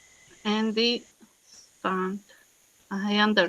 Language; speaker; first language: English; non-native, learner; Spanish